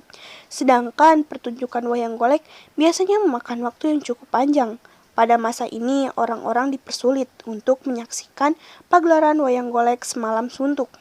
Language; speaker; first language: Indonesian; native; Indonesian